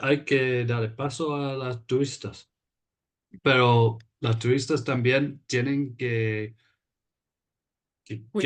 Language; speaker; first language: Spanish; non-native, fluent; English